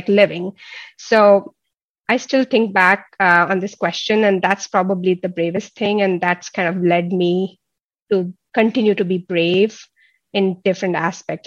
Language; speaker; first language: English; non-native, local second language; Hindi